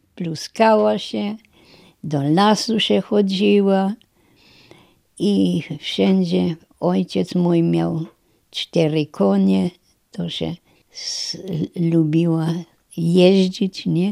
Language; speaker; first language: Polish; non-native, local second language; German